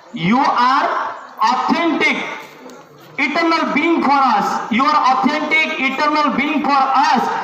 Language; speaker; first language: English; non-native, local second language; Marathi